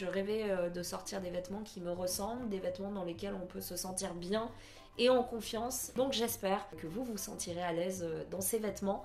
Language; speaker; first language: French; native; French